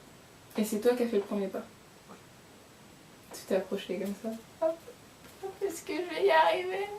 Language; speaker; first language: French; native; French